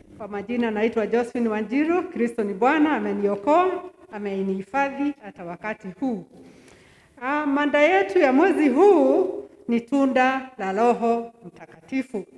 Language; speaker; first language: Swahili; non-native, local second language; Kikuyu